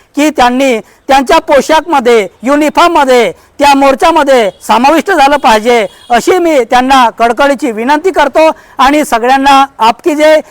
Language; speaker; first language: Marathi; non-native, local second language; Bhili